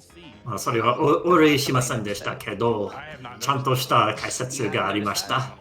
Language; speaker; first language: Japanese; non-native, learner; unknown